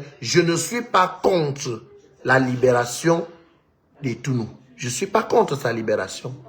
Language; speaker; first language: French; non-native, local second language; Lingala